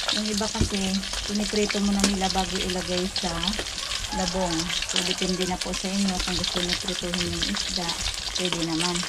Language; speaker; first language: Filipino; non-native, local second language; Cebuano